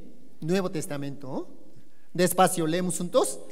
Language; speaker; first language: Spanish; non-native, learner; Korean